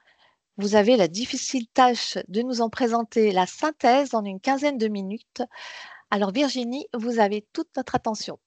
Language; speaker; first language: French; native; French